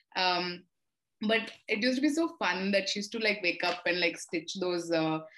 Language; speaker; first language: English; non-native, local second language; Telugu